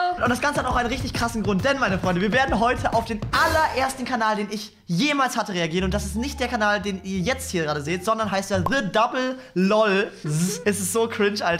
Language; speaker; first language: German; native; German